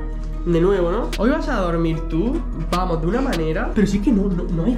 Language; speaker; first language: Spanish; native; Spanish